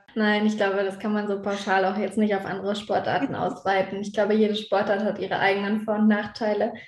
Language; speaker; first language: German; native; German